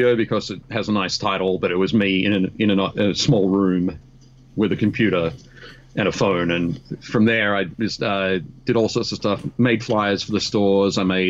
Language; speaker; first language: English; native; English